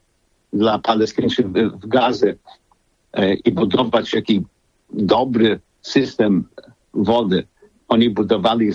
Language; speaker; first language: Polish; non-native, learner; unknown